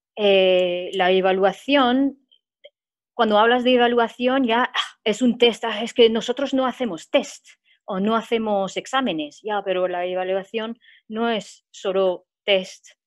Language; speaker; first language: Spanish; non-native, fluent; French